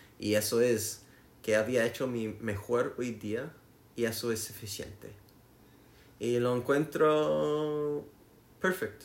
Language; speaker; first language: Spanish; non-native, learner; English